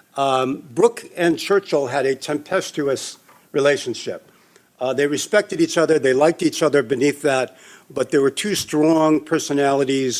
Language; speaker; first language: English; native; English